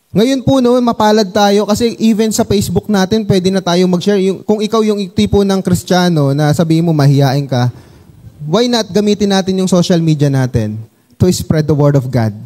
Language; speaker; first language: Filipino; non-native, local second language; Cebuano